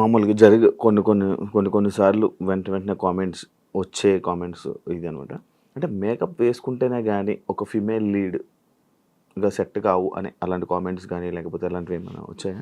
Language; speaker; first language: Telugu; native; Telugu